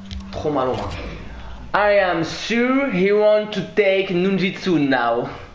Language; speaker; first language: English; non-native, learner; French